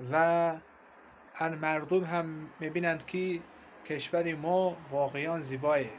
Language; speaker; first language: Persian; non-native, learner; Azerbaijani